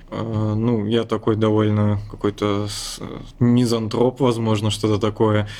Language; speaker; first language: Russian; native; Russian